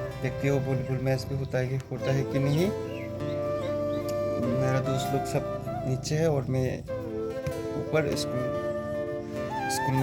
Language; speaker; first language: Hindi; non-native, local second language; Kok Borok